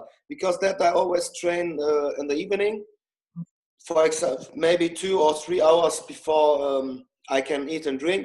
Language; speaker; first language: English; non-native, fluent; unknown